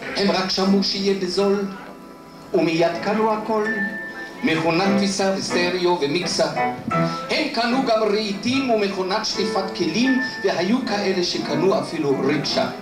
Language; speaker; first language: Hebrew; non-native, fluent; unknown